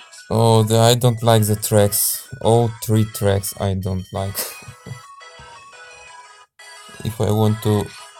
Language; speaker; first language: English; non-native, learner; Russian